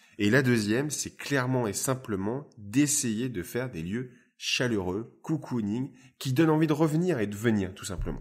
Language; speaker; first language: French; native; French